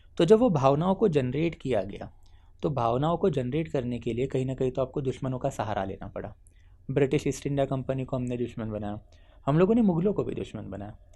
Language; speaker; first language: Hindi; non-native, local second language; Marathi